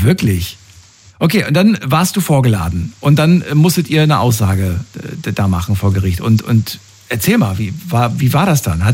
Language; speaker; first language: German; native; German